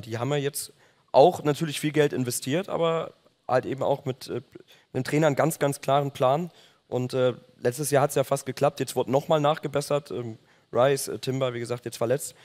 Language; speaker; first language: German; native; German